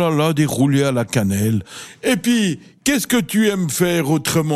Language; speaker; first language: French; native; French